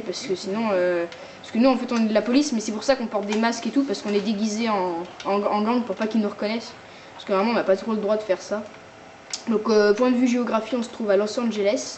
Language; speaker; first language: French; native; French